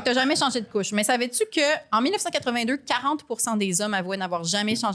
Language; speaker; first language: French; native; French